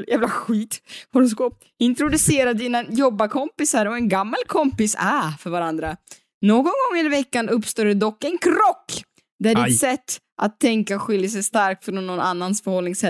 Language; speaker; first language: Swedish; native; Swedish